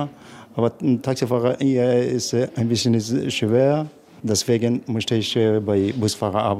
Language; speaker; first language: German; non-native, learner; Arabic